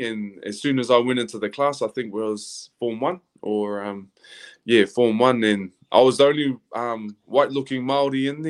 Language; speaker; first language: English; native; English